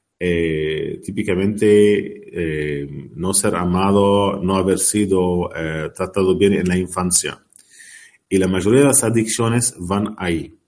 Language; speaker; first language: Spanish; non-native, learner; Arabic